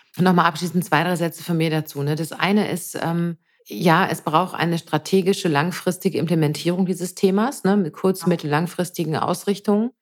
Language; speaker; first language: German; native; German